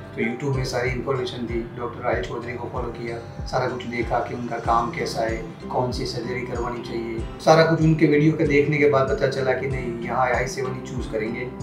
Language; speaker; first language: Hindi; non-native, local second language; Gujarati